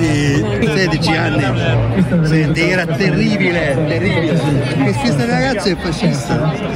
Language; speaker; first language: Italian; non-native, learner; Hungarian